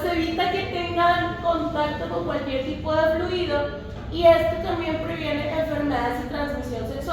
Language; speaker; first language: Spanish; native; Spanish